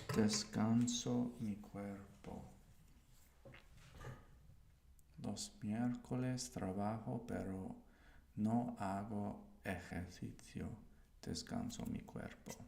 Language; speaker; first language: Spanish; non-native, learner; English